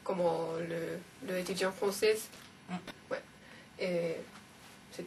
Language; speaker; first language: French; non-native, learner; Japanese